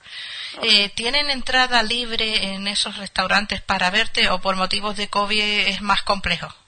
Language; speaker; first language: Spanish; native; Spanish